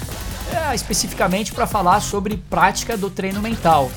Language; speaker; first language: Portuguese; native; Portuguese